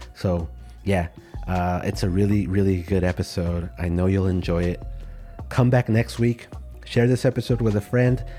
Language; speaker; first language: English; early bilingual, other home language; Spanish